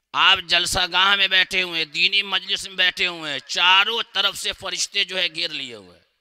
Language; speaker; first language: Hindi; native; Hindi